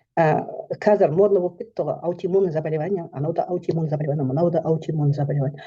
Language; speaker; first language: Russian; non-native, local second language; Kazakh